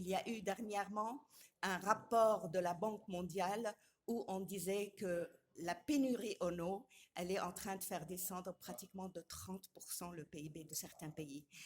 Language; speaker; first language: French; non-native, local second language; Arabic